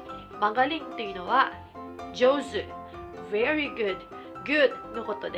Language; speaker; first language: Japanese; non-native, local second language; Filipino